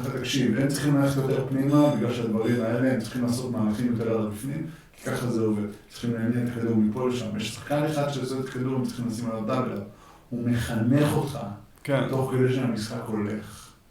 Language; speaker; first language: Hebrew; native; Hebrew